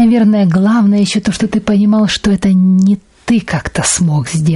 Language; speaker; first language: Russian; native; Russian